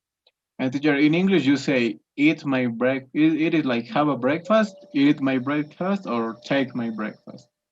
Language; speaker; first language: English; non-native, learner; Spanish